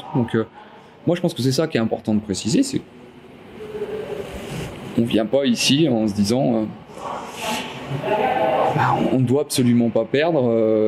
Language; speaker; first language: French; native; French